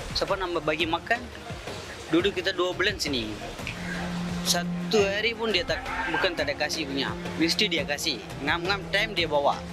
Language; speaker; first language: Malay; non-native, learner; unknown